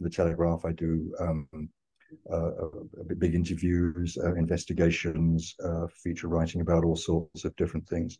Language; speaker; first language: English; native; English